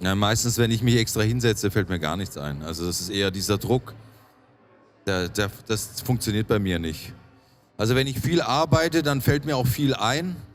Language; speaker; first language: German; native; German